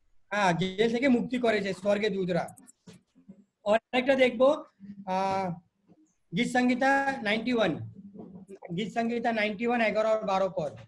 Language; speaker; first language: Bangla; non-native, local second language; Hindi